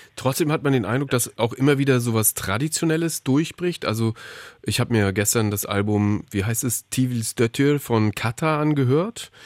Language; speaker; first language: German; native; German